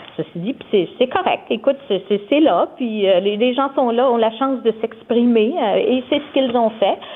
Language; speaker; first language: French; native; French